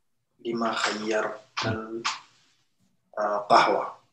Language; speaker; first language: Arabic; non-native, learner; French